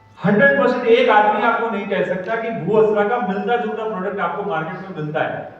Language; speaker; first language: Hindi; native; Hindi